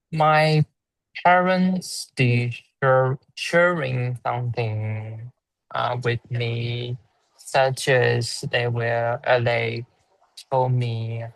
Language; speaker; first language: English; non-native, learner; Chinese